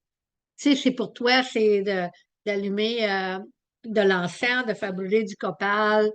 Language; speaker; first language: French; native; French